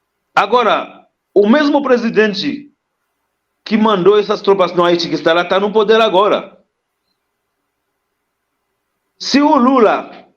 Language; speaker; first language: Portuguese; non-native, fluent; Haitian Creole